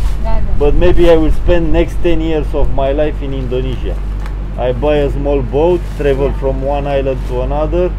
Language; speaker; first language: English; non-native, learner; Romanian